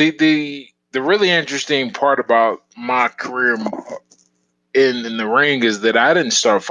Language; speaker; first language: English; native; English